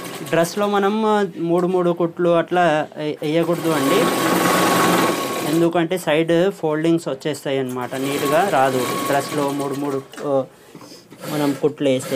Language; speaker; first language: Telugu; non-native, fluent; Urdu